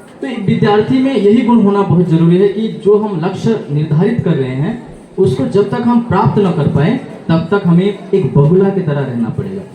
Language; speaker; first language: Hindi; non-native, local second language; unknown